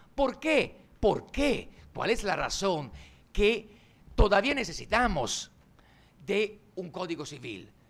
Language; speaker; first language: Spanish; non-native, fluent; Italian